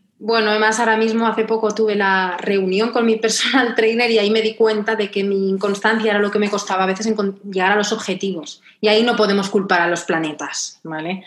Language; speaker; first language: Spanish; native; Spanish